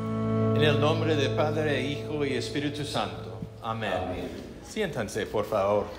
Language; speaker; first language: Spanish; non-native, learner; English